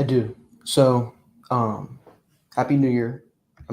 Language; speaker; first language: English; native; English